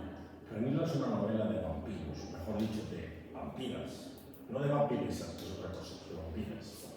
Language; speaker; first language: Spanish; native; Spanish